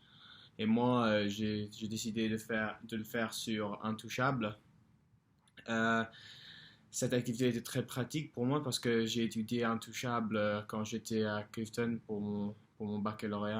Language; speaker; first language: French; non-native, fluent; English